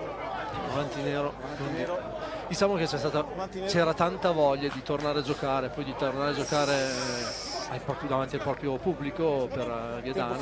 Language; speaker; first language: Italian; native; Italian